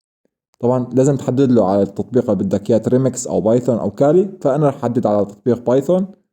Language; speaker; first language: Arabic; native; Arabic